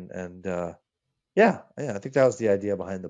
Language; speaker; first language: English; native; English